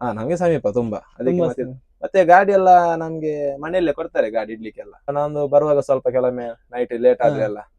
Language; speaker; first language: Kannada; non-native, local second language; Tulu